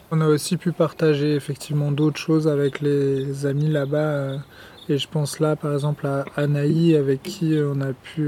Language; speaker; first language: French; native; French